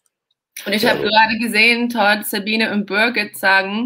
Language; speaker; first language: German; non-native, fluent; English